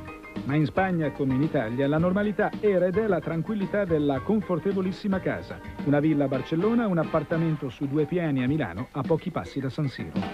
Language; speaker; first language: Italian; native; Italian